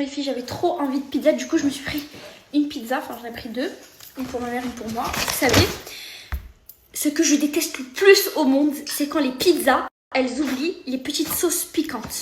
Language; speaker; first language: French; native; French